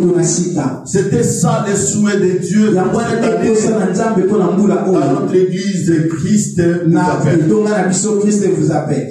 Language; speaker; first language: French; non-native, local second language; Lingala